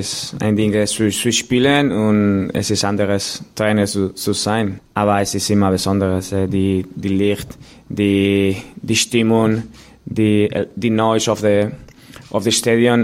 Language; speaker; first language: German; non-native, learner; Spanish